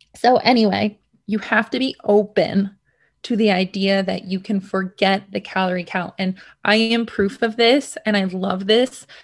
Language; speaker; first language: English; native; English